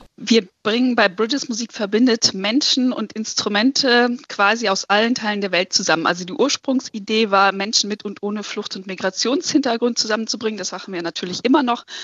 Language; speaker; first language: German; non-native, fluent; Malay